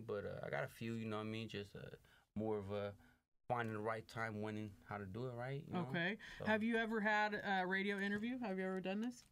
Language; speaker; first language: English; native; English